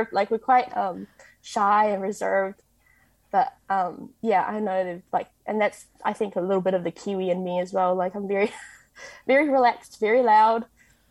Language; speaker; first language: English; native; English